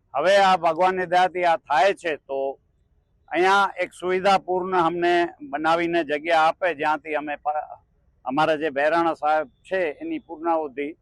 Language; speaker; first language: Gujarati; non-native, local second language; Sindhi